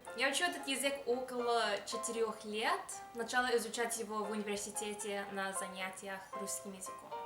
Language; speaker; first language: Russian; non-native, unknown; English